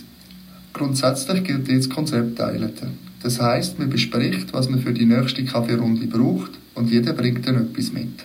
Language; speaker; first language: German; native; German